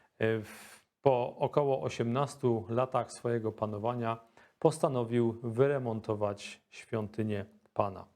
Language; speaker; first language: Polish; native; Polish